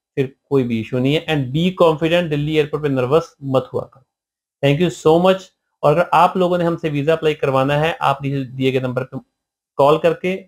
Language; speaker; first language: Hindi; non-native, local second language; Punjabi